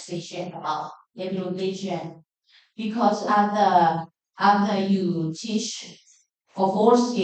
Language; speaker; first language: English; non-native, learner; Thai